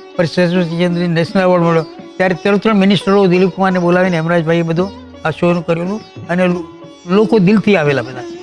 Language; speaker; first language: Gujarati; non-native, local second language; Kachhi